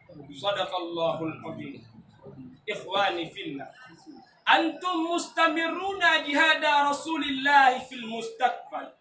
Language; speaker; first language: Arabic; non-native, learner; Achinese